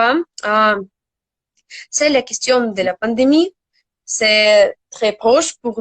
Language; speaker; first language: French; non-native, learner; Russian